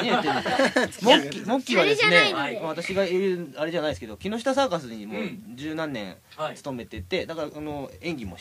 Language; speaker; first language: Japanese; native; Japanese